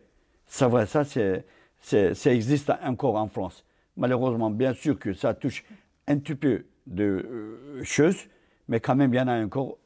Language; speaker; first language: French; non-native, fluent; Turkish